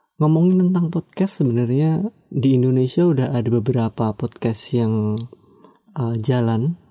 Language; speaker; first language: Indonesian; non-native, local second language; Javanese